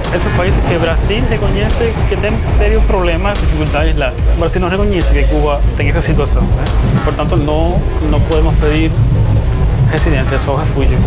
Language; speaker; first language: Portuguese; non-native, fluent; Spanish